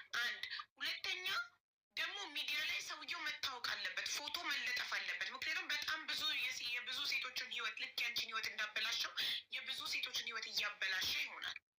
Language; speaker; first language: Amharic; native; Amharic